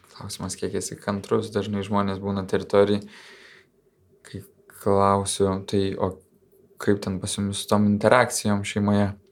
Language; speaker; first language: Lithuanian; native; Lithuanian